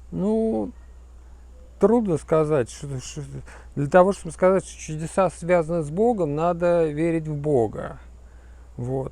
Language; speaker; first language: Russian; native; Russian